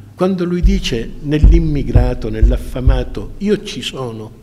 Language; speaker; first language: Italian; native; Italian